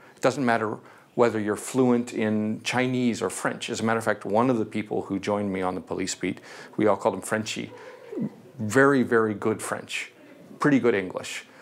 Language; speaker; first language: English; native; English